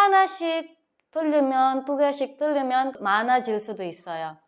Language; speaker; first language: Korean; non-native, fluent; Filipino